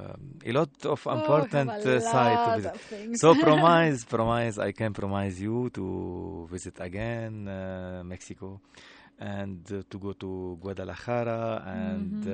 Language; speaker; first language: English; non-native, learner; Arabic